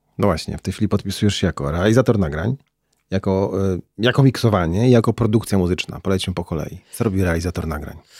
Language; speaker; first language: Polish; native; Polish